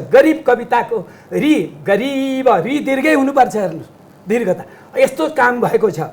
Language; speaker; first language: Nepali; native; Nepali